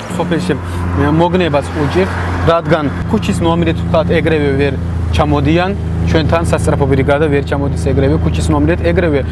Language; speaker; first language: Georgian; non-native, local second language; Azerbaijani